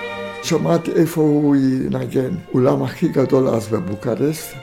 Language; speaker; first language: Hebrew; non-native, fluent; Romanian